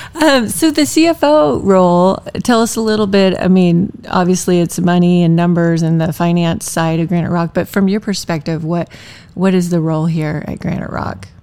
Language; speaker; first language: English; native; English